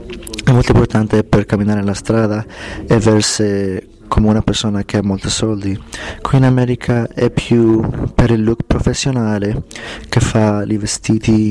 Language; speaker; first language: Italian; non-native, learner; English